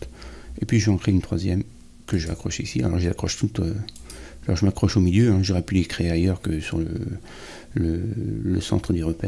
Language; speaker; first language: French; native; French